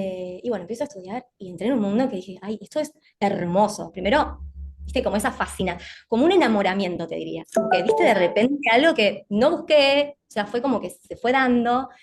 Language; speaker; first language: Spanish; native; Spanish